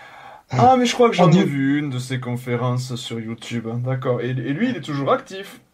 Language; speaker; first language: French; native; French